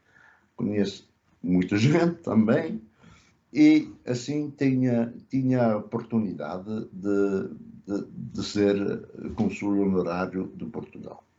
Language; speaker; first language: Portuguese; early bilingual, other home language; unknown